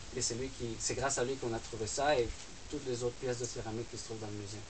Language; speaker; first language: French; non-native, fluent; Spanish